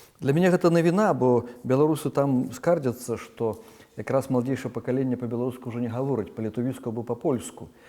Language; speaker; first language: Belarusian; native; Belarusian